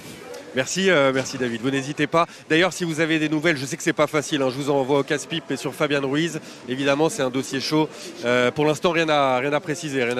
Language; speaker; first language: French; native; French